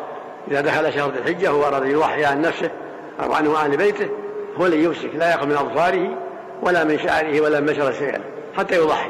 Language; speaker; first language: Arabic; native; Arabic